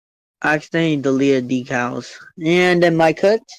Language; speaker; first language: English; native; English